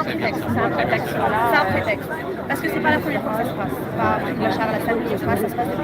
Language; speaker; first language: French; native; French